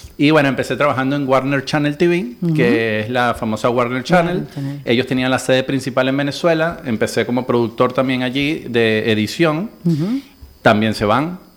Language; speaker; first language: Spanish; native; Spanish